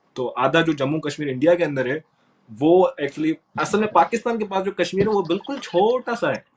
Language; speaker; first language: Urdu; non-native, local second language; Sindhi